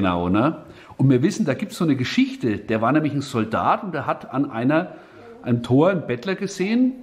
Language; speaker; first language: German; native; German